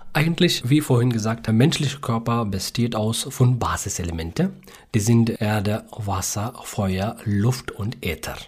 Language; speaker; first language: German; non-native, learner; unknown